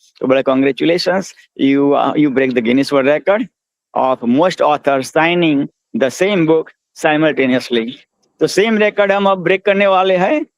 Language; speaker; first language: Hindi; non-native, local second language; Gujarati